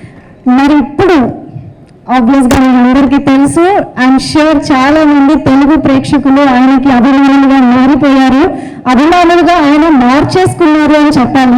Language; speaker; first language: Telugu; native; Telugu